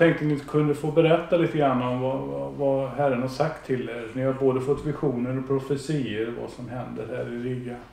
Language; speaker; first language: Swedish; native; Swedish